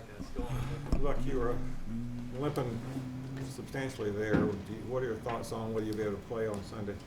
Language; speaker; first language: English; native; English